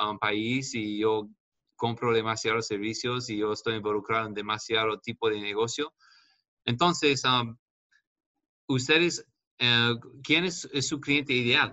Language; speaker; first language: Spanish; non-native, fluent; English